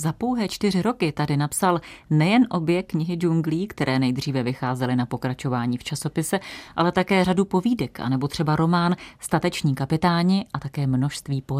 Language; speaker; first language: Czech; native; Czech